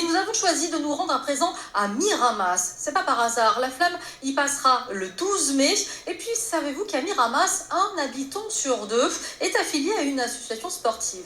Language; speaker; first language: French; native; French